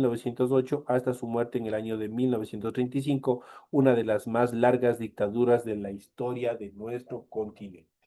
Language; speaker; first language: Spanish; native; Spanish